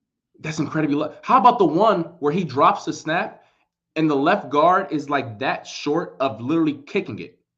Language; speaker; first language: English; native; English